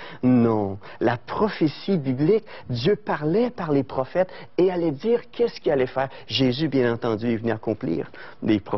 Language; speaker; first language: French; native; French